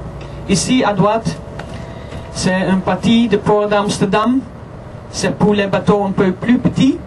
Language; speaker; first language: French; non-native, fluent; Dutch